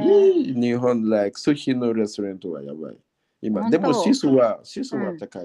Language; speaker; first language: Japanese; non-native, learner; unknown